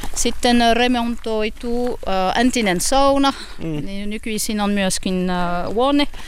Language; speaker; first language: Finnish; non-native, fluent; French